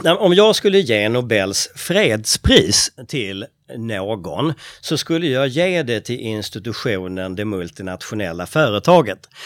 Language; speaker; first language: Swedish; native; Swedish